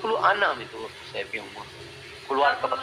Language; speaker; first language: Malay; non-native, learner; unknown